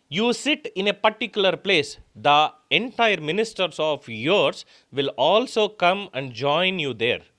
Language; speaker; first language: English; non-native, local second language; Telugu